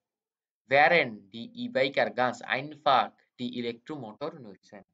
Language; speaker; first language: German; non-native, fluent; Bangla